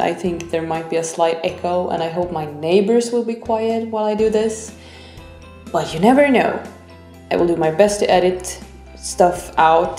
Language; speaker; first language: English; non-native, fluent; Swedish